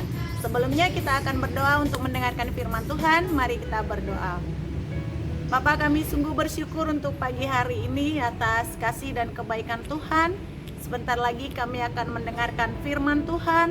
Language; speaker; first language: Indonesian; native; Indonesian